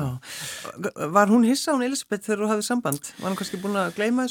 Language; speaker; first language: Icelandic; native; Icelandic